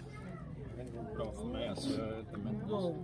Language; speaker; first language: Swedish; non-native, learner; Thai